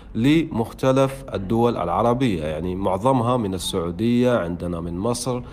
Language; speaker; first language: Arabic; native; Arabic